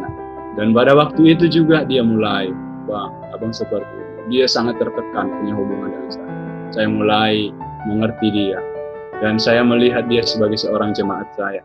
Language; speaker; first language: Indonesian; native; Indonesian